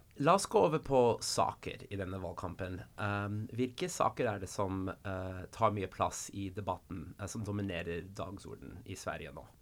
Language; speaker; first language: Swedish; non-native, fluent; English